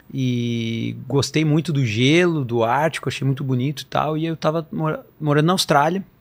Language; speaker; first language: Portuguese; native; Portuguese